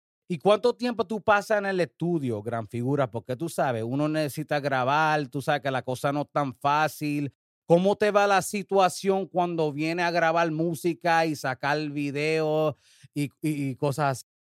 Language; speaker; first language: Spanish; early bilingual, heritage; Spanish